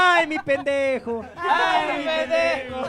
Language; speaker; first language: Spanish; native; Spanish